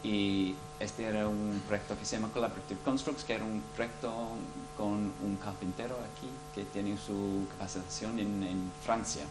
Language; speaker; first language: Spanish; non-native, fluent; English